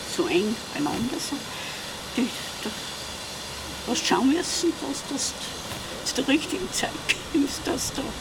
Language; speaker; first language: German; native; German